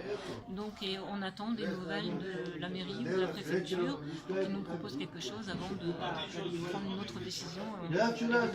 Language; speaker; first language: French; native; French